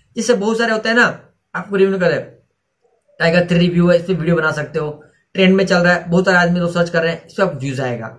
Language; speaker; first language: Hindi; native; Hindi